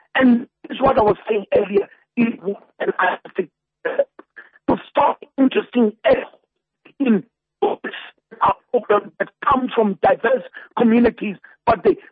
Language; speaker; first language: English; non-native, local second language; Zulu